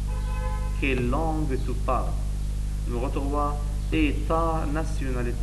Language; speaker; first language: French; non-native, learner; Arabic